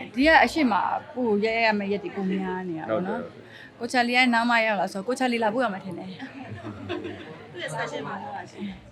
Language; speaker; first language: Burmese; non-native, local second language; Mon